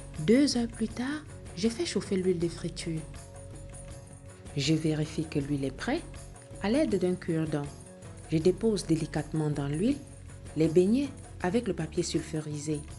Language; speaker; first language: French; native; French